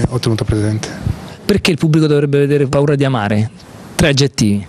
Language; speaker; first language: Italian; native; Italian